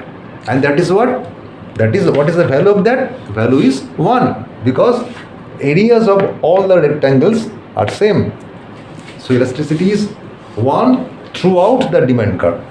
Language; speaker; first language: English; non-native, local second language; Bangla